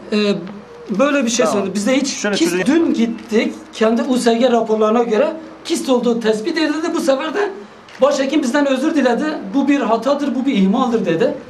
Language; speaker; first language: Turkish; native; Turkish